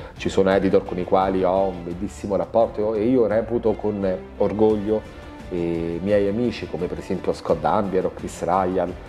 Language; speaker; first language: Italian; native; Italian